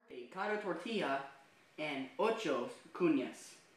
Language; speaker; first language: Spanish; non-native, learner; English